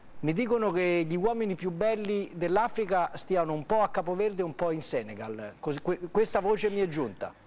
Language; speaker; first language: Italian; native; Italian